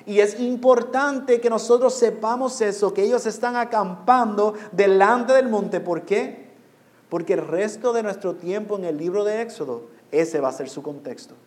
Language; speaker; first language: Spanish; non-native, fluent; English